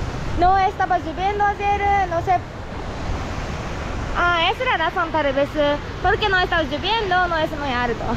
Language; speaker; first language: Spanish; non-native, learner; Japanese